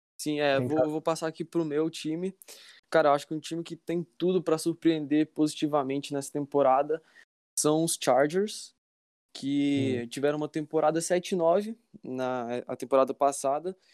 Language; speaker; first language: Portuguese; native; Portuguese